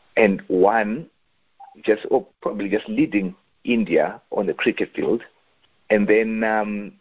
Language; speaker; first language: English; non-native, local second language; Shona